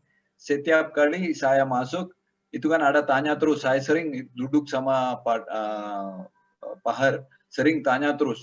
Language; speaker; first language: Indonesian; non-native, learner; Tamil